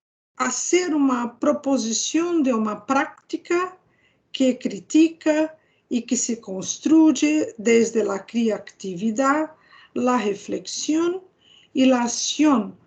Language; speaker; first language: Spanish; non-native, fluent; Portuguese